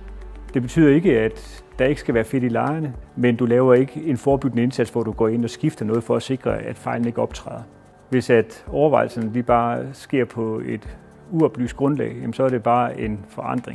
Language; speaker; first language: Danish; native; Danish